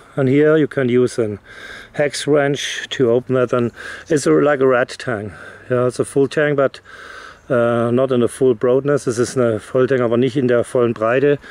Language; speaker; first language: English; non-native, fluent; German